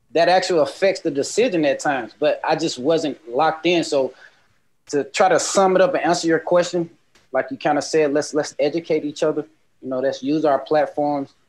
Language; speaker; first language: English; native; English